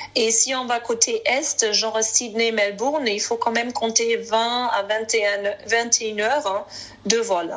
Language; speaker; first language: French; non-native, fluent; German